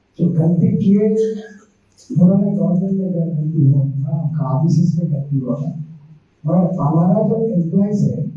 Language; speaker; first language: Hindi; non-native, local second language; Telugu